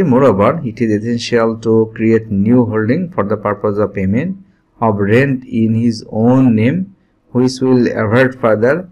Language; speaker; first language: English; non-native, local second language; Bangla